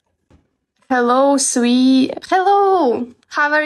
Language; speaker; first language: English; non-native, learner; Russian